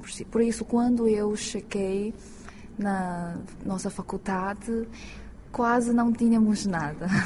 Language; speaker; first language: Portuguese; non-native, fluent; Chinese